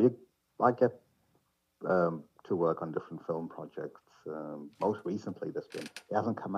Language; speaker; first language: English; non-native, local second language; Shona